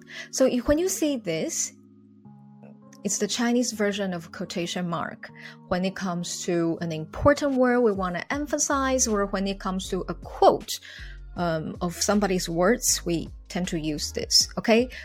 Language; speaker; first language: English; non-native, fluent; Chinese